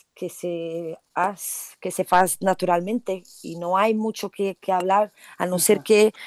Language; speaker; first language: Spanish; non-native, learner; Portuguese